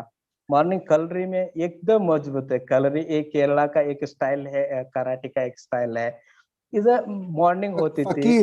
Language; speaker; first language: Hindi; non-native, learner; Kannada